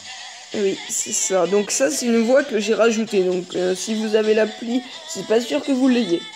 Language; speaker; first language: French; native; French